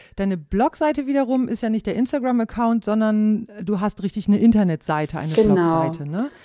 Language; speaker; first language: German; non-native, local second language; Low German